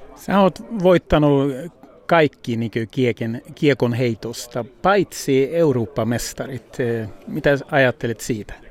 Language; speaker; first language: Finnish; early bilingual, heritage; Finnish